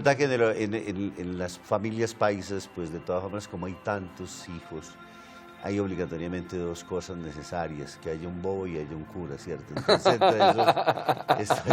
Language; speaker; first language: Spanish; native; Spanish